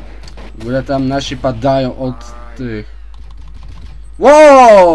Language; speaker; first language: Polish; native; Polish